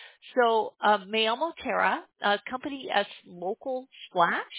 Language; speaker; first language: Spanish; non-native, learner; English